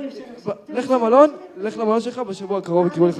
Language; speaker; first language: Hebrew; native; Hebrew